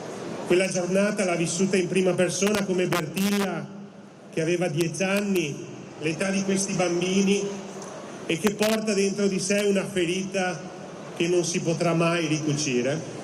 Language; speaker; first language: Italian; native; Italian